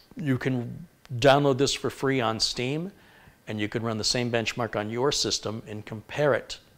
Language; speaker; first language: English; native; English